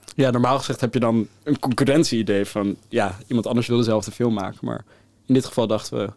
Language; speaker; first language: Dutch; native; Dutch